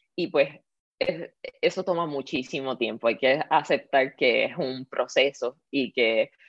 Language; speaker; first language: Spanish; native; Spanish